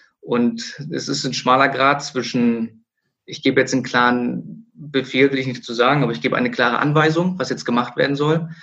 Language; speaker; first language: German; native; German